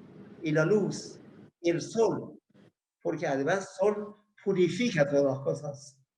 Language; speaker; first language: Spanish; non-native, fluent; Persian